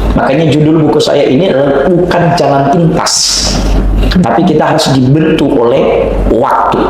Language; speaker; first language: Indonesian; non-native, local second language; Nias